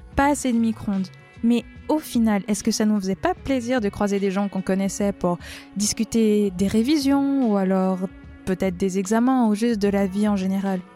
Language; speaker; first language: French; native; French